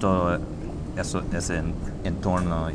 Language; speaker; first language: Spanish; non-native, fluent; English